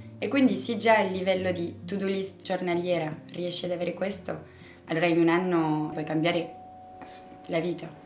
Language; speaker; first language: Italian; non-native, fluent; French